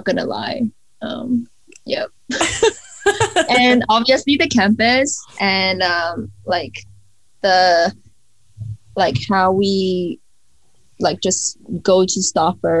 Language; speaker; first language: English; non-native, local second language; Cantonese